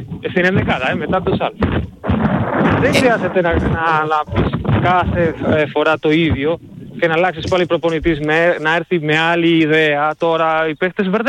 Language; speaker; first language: Greek; non-native, learner; Spanish